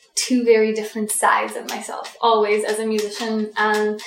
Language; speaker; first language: English; early bilingual, other home language; Russian